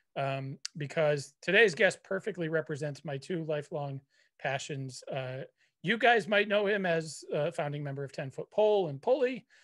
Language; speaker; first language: English; native; English